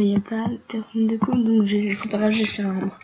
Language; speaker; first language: French; native; French